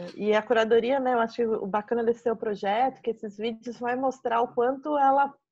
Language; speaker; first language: Portuguese; native; Portuguese